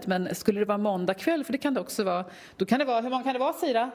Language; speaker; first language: Swedish; native; Swedish